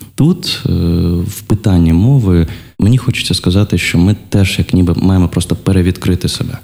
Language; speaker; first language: Ukrainian; non-native, local second language; Russian